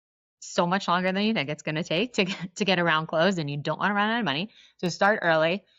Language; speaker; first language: English; native; English